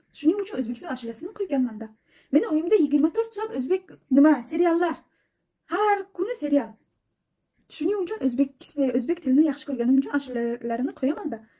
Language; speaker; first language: Uzbek; non-native, fluent; Tajik